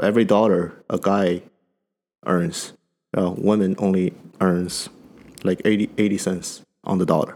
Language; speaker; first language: English; non-native, fluent; Chinese